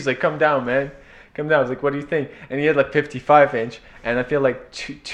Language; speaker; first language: English; non-native, fluent; Ukrainian